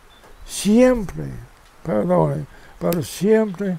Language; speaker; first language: Spanish; non-native, fluent; English